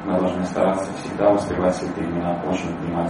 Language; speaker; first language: Russian; native; Russian